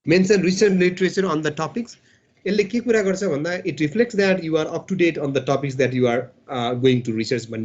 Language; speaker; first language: English; non-native, local second language; Nepali